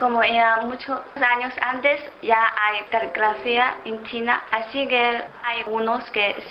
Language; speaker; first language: Spanish; non-native, fluent; Chinese